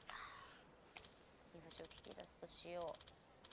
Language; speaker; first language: Japanese; native; Japanese